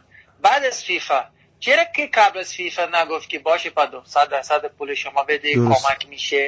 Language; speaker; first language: Persian; non-native, learner; Portuguese